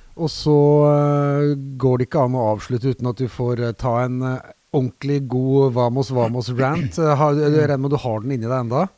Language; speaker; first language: Norwegian; native; Norwegian